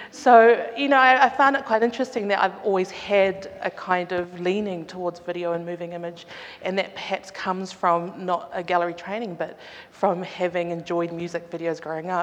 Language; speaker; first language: English; native; English